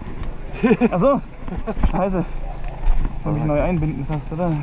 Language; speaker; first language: German; native; German